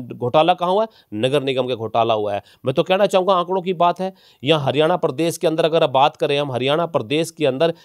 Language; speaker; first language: Hindi; native; Hindi